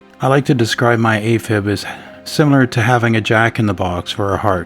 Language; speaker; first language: English; native; English